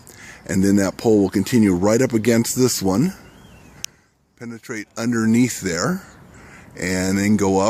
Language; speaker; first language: English; native; English